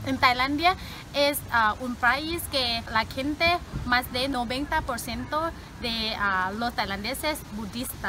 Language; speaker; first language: Spanish; non-native, learner; Thai